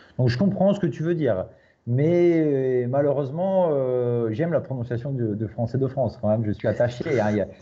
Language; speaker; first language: French; native; French